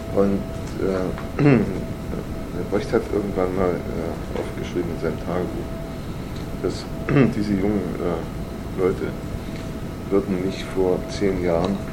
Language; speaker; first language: German; native; German